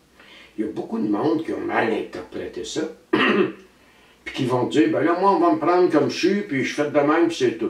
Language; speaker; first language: French; native; French